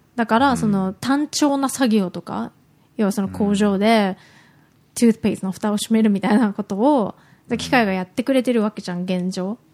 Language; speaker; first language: Japanese; native; Japanese